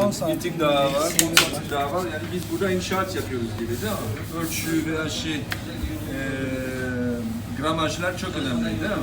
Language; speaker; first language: Turkish; non-native, learner; French